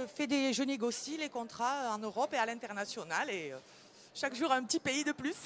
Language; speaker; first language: French; native; French